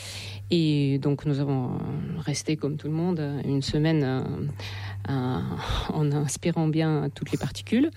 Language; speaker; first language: French; non-native, fluent; Russian